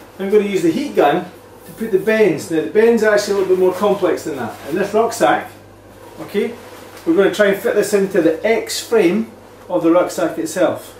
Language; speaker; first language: English; native; English